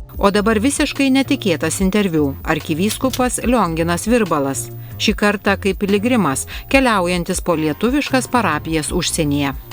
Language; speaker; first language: Lithuanian; native; Lithuanian